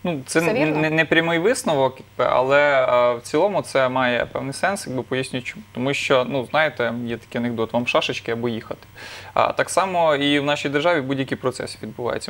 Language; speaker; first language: Ukrainian; native; Ukrainian